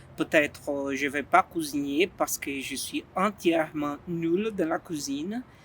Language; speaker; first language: French; non-native, fluent; Portuguese